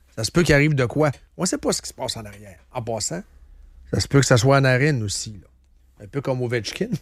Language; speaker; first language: French; native; French